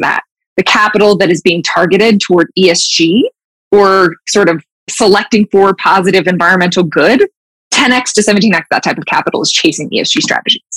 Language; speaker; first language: English; native; English